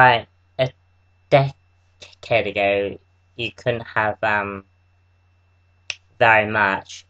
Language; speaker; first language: English; native; English